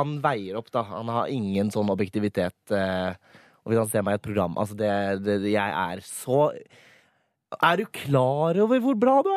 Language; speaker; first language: Norwegian; native; Norwegian